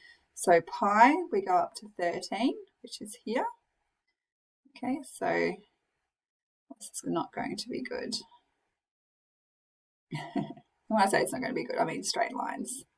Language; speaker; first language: English; native; English